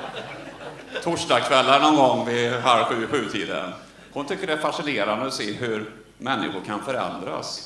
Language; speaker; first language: Swedish; native; Swedish